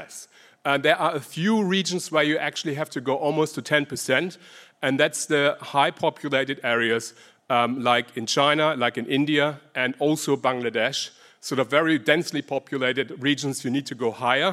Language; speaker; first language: English; non-native, fluent; German